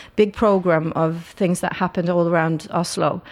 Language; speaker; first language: English; non-native, fluent; Norwegian